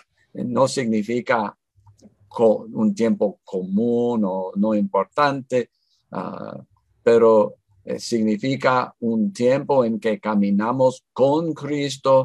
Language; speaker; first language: Spanish; non-native, fluent; English